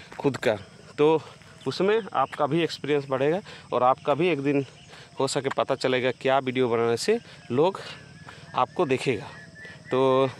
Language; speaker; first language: Hindi; non-native, local second language; Bangla